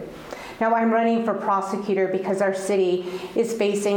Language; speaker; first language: English; early bilingual, other home language; Spanish